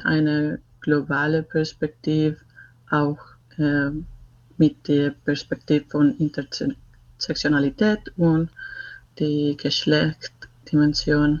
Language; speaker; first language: German; non-native, learner; Spanish